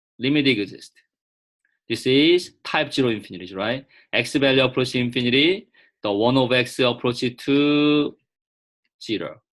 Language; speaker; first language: English; non-native, fluent; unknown